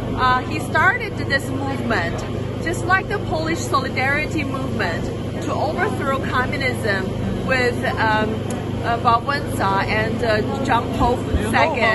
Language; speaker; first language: English; non-native, fluent; Chinese